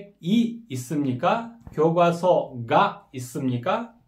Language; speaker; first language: Korean; non-native, fluent; Kyrgyz